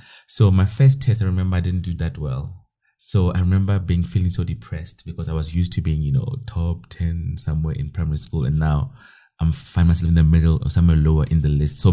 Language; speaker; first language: English; non-native, local second language; Southern Sotho